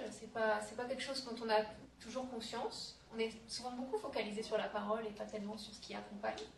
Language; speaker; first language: French; native; French